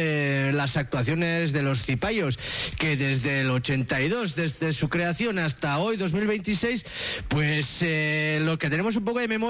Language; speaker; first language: Spanish; native; Spanish